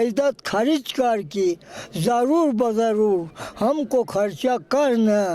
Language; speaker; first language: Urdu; non-native, local second language; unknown